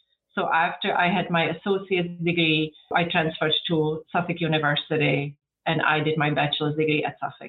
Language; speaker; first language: English; non-native, fluent; Czech